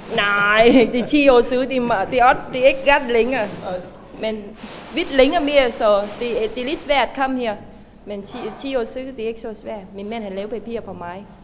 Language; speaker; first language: Danish; non-native, learner; Vietnamese